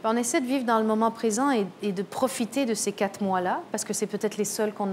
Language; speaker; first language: French; native; French